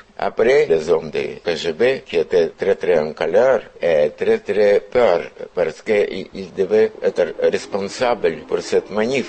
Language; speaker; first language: French; non-native, fluent; Russian